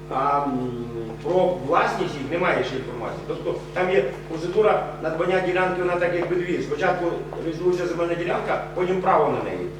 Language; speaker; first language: Ukrainian; native; Ukrainian